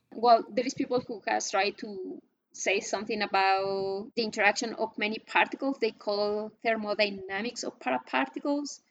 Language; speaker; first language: English; non-native, fluent; Spanish